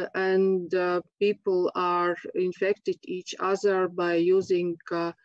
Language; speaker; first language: English; non-native, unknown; Latvian